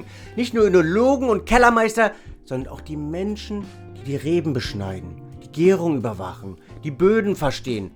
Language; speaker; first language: German; native; German